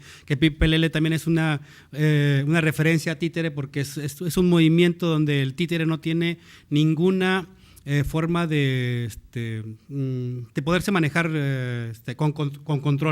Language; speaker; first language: Spanish; native; Spanish